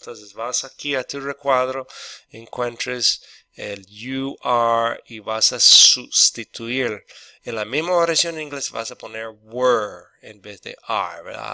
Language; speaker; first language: Spanish; non-native, fluent; English